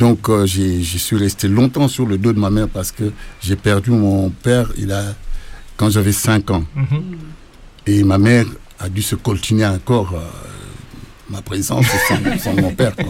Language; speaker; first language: French; non-native, local second language; Lingala